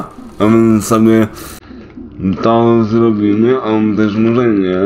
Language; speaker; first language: Polish; native; Polish